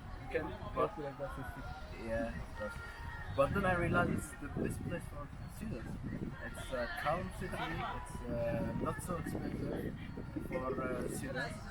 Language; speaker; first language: English; non-native, fluent; Arabic